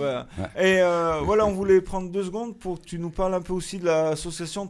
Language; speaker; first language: French; native; French